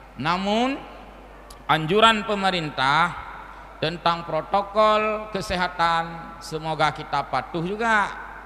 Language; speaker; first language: Malay; non-native, local second language; Achinese